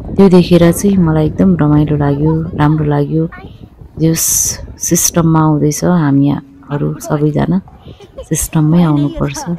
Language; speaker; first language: Nepali; non-native, local second language; Eastern Tamang